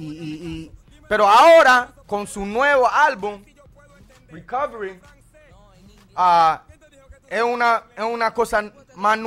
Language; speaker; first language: Spanish; early bilingual, heritage; Spanish